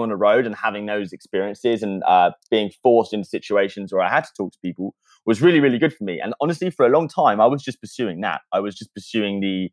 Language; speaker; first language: English; native; English